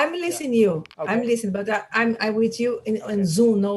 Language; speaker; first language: English; non-native, learner; Portuguese